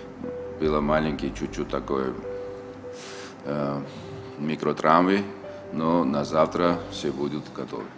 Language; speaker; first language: Russian; non-native, local second language; Tajik